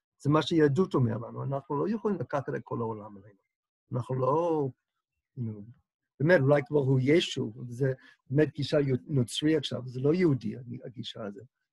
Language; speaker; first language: Hebrew; non-native, fluent; English